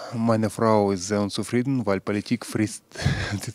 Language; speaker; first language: German; non-native, fluent; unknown